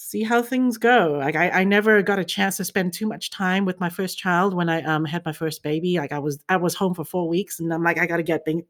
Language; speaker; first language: English; early bilingual, other home language; Chinese